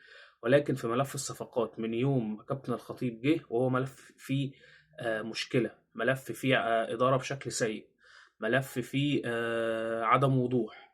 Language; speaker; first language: Arabic; native; Arabic